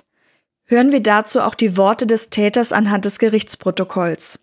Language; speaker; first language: German; native; German